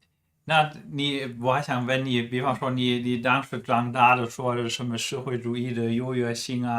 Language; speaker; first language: Chinese; non-native, fluent; German